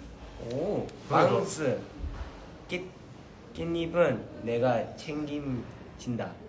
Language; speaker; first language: Korean; early bilingual, heritage; Korean